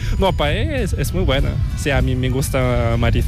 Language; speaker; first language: Spanish; non-native, fluent; Korean